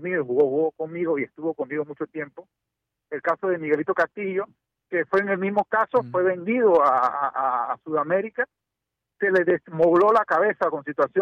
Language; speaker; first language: Spanish; native; Spanish